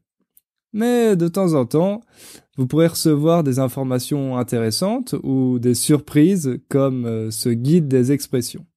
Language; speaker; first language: French; native; French